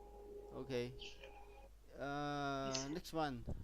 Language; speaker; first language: English; non-native, local second language; Cantonese